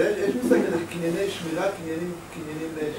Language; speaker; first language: Hebrew; native; Hebrew